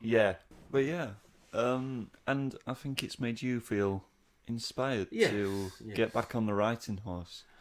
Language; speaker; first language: English; native; English